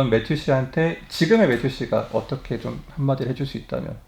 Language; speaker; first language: Korean; native; Korean